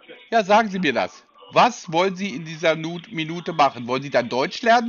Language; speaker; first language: German; native; German